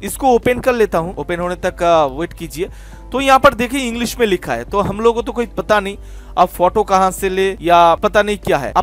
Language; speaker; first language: Hindi; non-native, local second language; Bangla